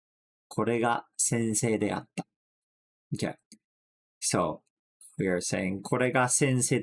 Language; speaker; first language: Japanese; non-native, fluent; English